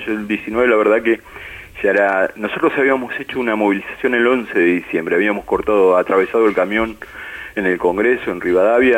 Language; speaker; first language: Spanish; native; Spanish